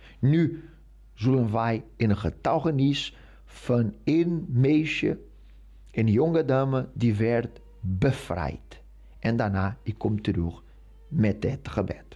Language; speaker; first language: Dutch; non-native, fluent; Portuguese